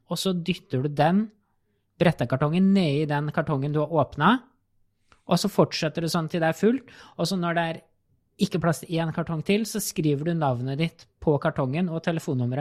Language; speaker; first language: Norwegian; native; Norwegian